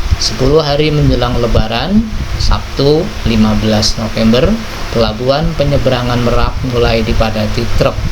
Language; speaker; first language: Indonesian; native; Indonesian